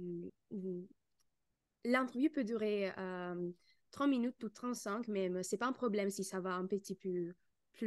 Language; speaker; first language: French; non-native, fluent; Italian